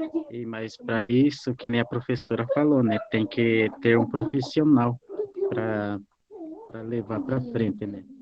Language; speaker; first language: Portuguese; non-native, local second language; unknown